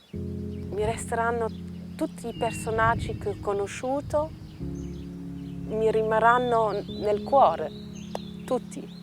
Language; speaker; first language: Italian; non-native, fluent; German